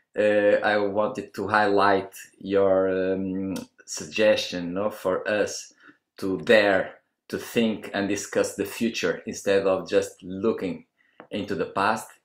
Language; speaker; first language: English; non-native, fluent; Portuguese